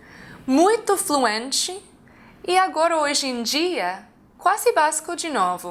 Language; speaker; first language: Portuguese; non-native, fluent; English